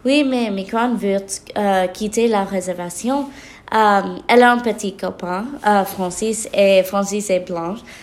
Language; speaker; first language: French; non-native, learner; English